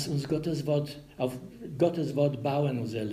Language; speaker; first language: German; non-native, learner; Polish